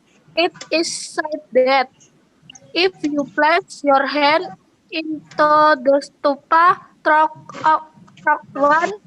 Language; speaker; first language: English; non-native, fluent; Indonesian